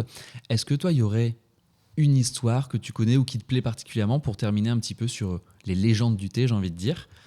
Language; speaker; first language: French; native; French